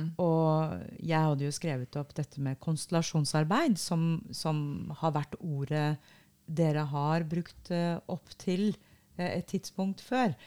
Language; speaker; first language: Norwegian; native; Norwegian